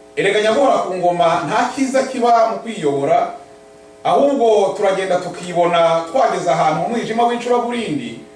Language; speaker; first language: Kinyarwanda; native; Kinyarwanda